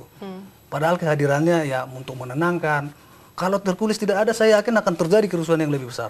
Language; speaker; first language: Indonesian; native; Indonesian